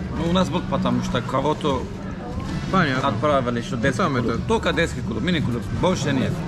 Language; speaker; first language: Russian; non-native, learner; Turkish